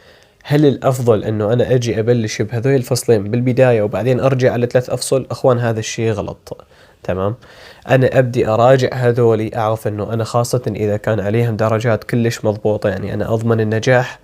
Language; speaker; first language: Arabic; native; Arabic